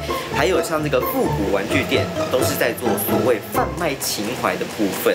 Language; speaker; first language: Chinese; native; Chinese